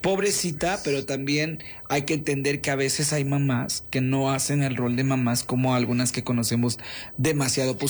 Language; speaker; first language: Spanish; native; Spanish